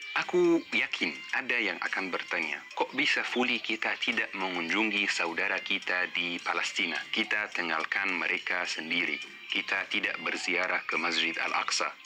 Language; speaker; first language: Indonesian; non-native, fluent; Arabic